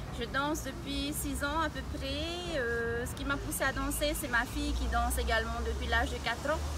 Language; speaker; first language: French; native; French